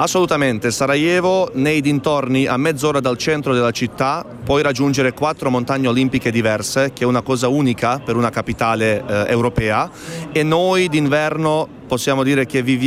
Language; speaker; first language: Italian; non-native, fluent; Bosnian